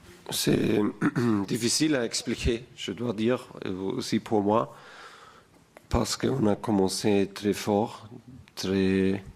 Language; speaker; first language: French; non-native, fluent; German